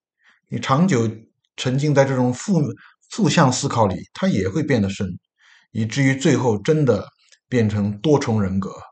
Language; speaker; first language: Chinese; native; Chinese